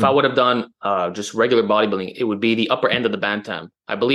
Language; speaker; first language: English; native; English